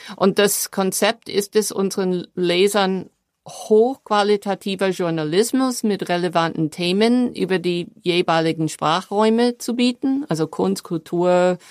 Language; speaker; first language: German; non-native, fluent; English